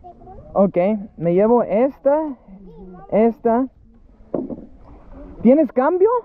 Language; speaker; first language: Spanish; early bilingual, heritage; English